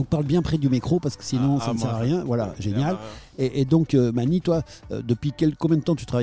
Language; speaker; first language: French; native; French